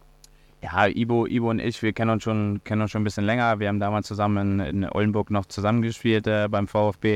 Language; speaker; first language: German; native; German